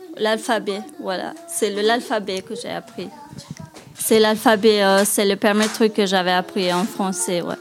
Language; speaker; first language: French; non-native, learner; Albanian